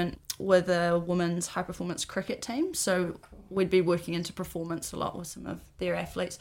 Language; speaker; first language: English; native; English